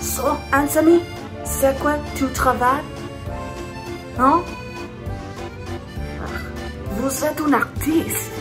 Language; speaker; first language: French; non-native, learner; English